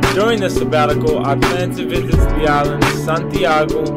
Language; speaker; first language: English; native; English